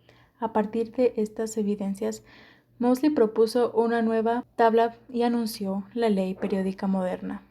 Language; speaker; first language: Spanish; native; Spanish